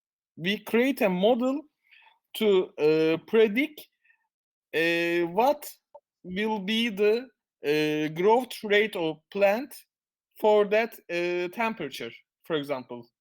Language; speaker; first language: English; non-native, fluent; Turkish